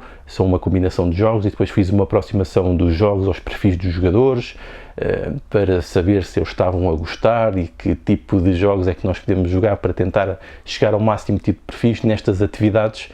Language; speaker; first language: Portuguese; native; Portuguese